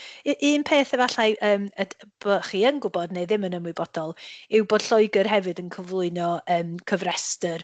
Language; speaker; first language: Welsh; native; Welsh